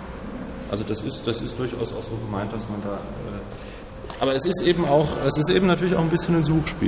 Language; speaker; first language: German; native; German